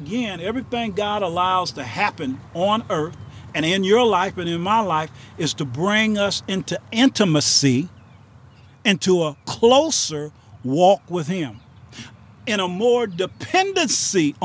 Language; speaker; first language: English; native; English